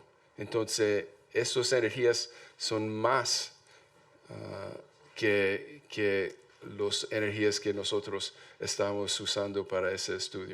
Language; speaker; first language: Spanish; non-native, learner; English